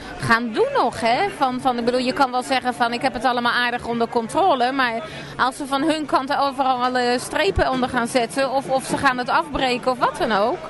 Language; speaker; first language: Dutch; native; Dutch